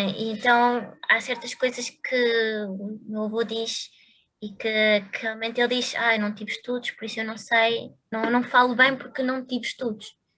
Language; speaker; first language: Portuguese; native; Portuguese